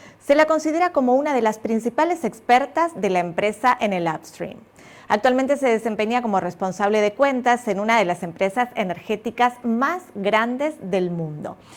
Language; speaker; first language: Spanish; native; Spanish